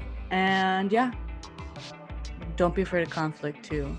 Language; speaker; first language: English; early bilingual, other home language; Spanish